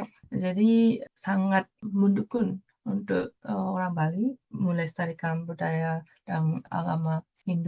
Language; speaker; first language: Indonesian; non-native, fluent; Japanese